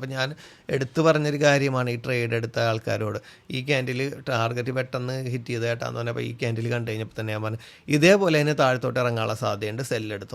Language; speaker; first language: Malayalam; native; Malayalam